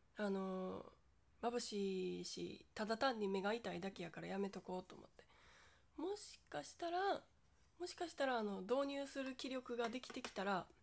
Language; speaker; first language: Japanese; native; Japanese